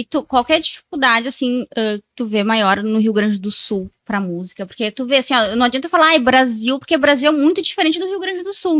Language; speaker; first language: Portuguese; native; Portuguese